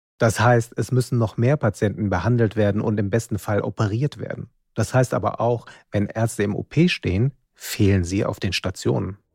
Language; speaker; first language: German; native; German